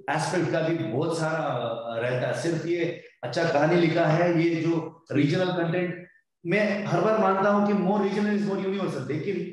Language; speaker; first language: Hindi; non-native, local second language; Kannada